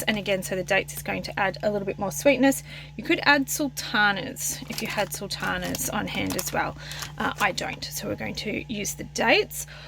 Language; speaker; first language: English; native; English